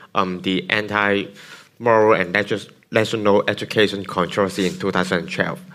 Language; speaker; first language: English; non-native, local second language; Cantonese